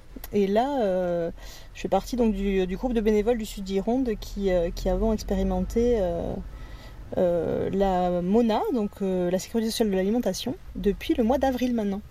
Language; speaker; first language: French; native; French